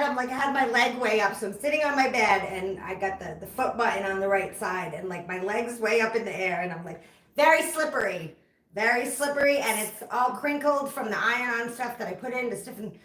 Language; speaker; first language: English; native; English